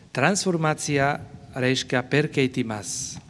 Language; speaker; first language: Lithuanian; non-native, fluent; Slovak